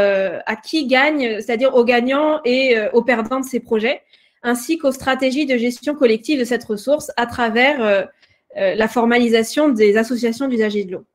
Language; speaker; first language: French; native; French